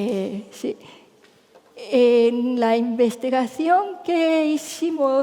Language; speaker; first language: Spanish; non-native, fluent; Japanese